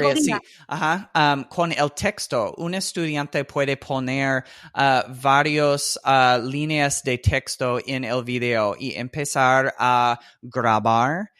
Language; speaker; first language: Spanish; non-native, fluent; English